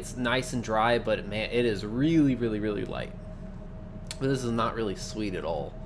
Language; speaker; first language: English; native; English